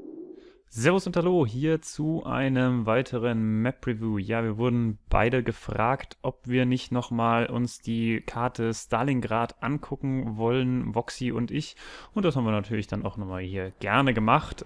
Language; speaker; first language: German; native; German